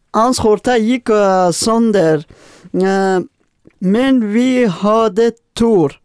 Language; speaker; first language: Swedish; non-native, learner; Persian